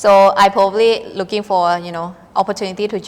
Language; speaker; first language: English; non-native, fluent; Thai